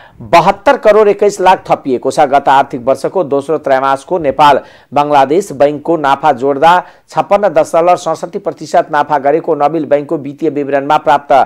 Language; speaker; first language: Nepali; non-native, local second language; Maithili